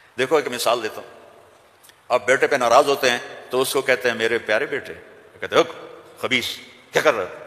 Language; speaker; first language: Urdu; non-native, local second language; Punjabi